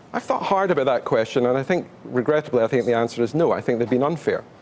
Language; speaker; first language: English; native; English